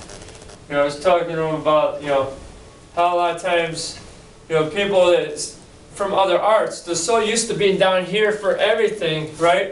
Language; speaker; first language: English; native; English